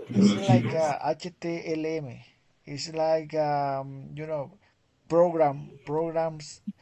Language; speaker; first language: English; non-native, fluent; Spanish